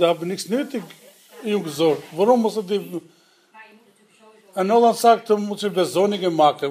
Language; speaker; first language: Dutch; non-native, learner; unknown